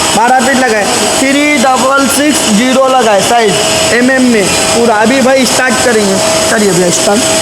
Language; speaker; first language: Hindi; native; Hindi